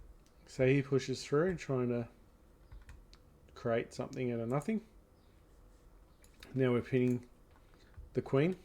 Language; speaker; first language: English; native; English